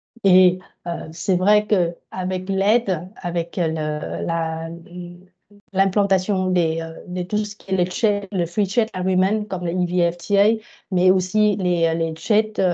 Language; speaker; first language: French; non-native, fluent; Vietnamese